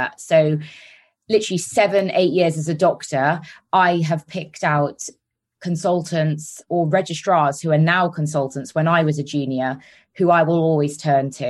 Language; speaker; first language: English; native; English